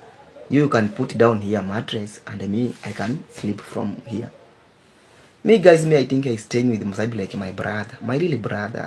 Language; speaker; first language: English; non-native, learner; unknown